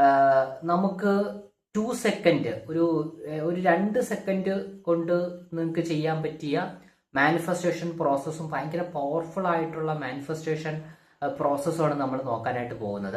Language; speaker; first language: Malayalam; native; Malayalam